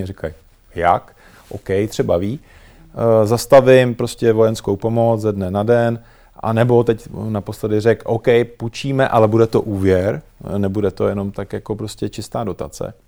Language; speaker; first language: Czech; native; Czech